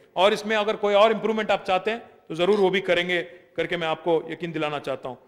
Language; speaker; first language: Hindi; non-native, local second language; Telugu